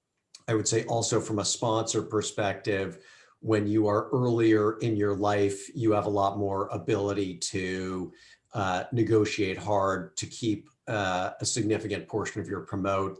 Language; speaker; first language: English; native; English